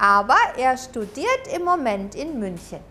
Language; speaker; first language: German; non-native, fluent; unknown